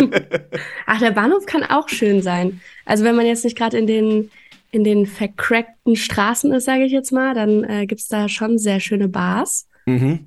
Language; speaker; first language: German; native; German